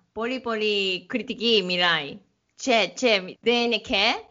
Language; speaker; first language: Greek; non-native, learner; Japanese